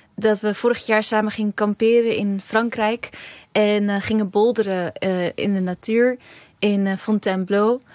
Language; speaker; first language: Dutch; early bilingual, other home language; Kurdish